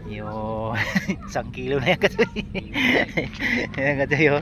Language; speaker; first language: Filipino; native; Filipino